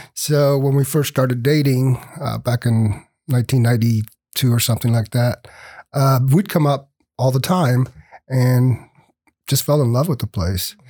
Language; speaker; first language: English; early bilingual, other home language; Spanish